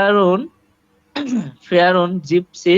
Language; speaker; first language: German; non-native, learner; Bangla